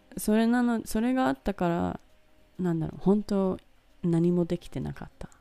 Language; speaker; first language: Japanese; early bilingual, heritage; Japanese